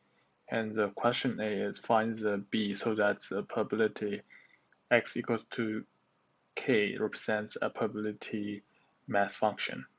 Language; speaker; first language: English; non-native, learner; Chinese